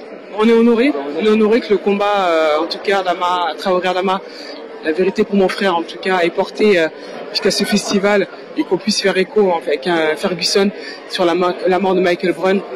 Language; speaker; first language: French; native; French